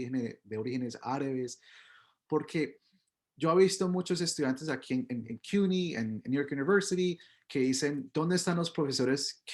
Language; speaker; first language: Spanish; early bilingual, heritage; Spanish